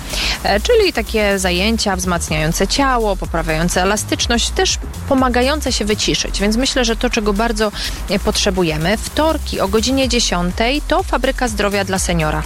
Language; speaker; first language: Polish; native; Polish